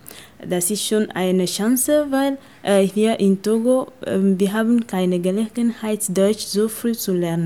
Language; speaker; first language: German; non-native, fluent; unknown